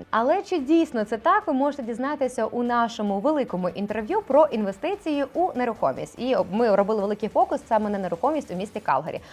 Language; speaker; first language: Ukrainian; native; Ukrainian